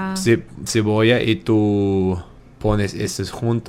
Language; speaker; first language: Spanish; non-native, learner; German